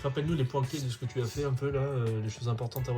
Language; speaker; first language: French; native; French